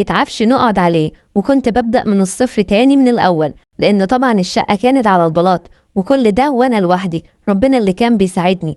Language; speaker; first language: Arabic; native; Arabic